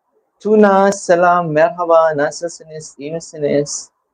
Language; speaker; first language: Turkish; non-native, learner; Filipino